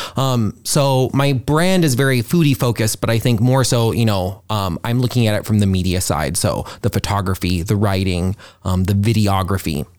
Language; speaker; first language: English; native; English